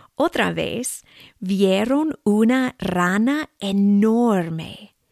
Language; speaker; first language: Spanish; non-native, fluent; English